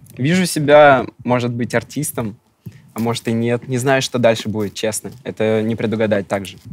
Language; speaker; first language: Russian; native; Russian